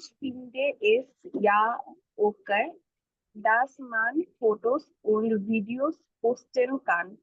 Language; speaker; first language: German; non-native, learner; Bangla